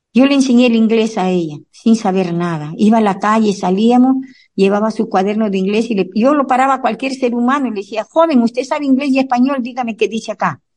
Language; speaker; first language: Spanish; native; Spanish